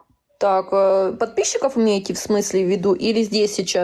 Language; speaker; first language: Russian; native; Russian